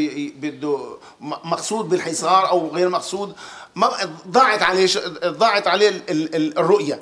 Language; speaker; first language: Arabic; native; Arabic